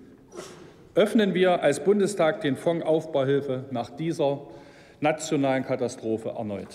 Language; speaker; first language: German; native; German